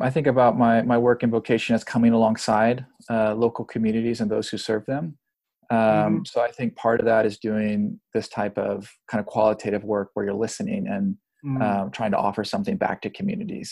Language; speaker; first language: English; native; English